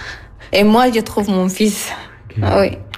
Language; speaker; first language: French; non-native, learner; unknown